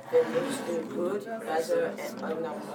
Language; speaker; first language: German; non-native, learner; English